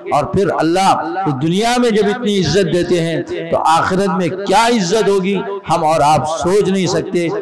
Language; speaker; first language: Hindi; non-native, local second language; Konkani